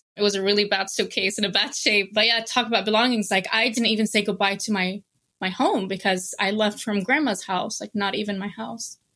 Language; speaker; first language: English; non-native, fluent; Arabic